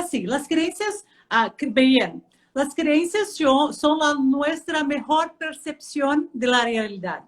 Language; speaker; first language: Spanish; non-native, fluent; Portuguese